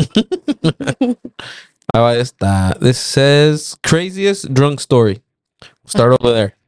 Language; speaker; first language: English; early bilingual, other home language; Spanish